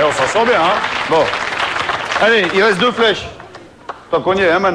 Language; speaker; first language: French; native; French